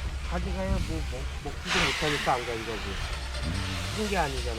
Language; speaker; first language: Korean; native; Korean